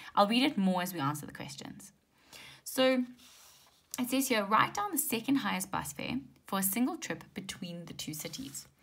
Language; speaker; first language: English; native; English